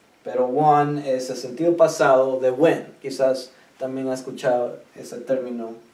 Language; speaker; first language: Spanish; native; Spanish